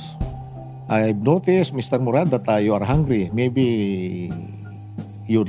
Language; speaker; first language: English; non-native, local second language; Pangasinan